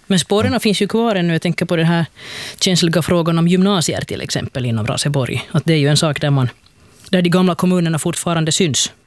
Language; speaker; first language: Swedish; native; Swedish